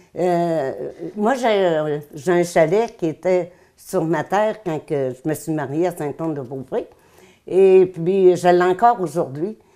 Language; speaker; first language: French; native; French